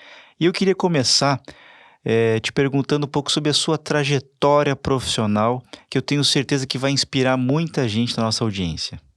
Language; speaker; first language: Portuguese; native; Portuguese